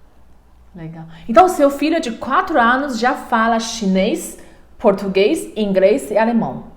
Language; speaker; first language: Portuguese; non-native, learner; Chinese